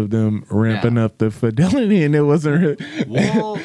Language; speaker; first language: English; native; English